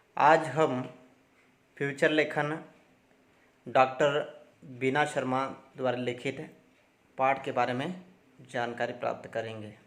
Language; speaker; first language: Hindi; non-native, local second language; Marathi